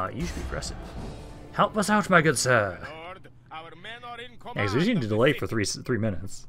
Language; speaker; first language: English; native; English